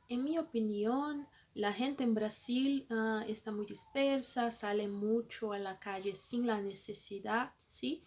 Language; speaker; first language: Spanish; non-native, fluent; Portuguese